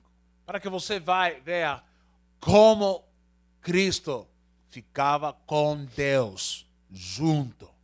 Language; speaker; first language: Portuguese; non-native, learner; Spanish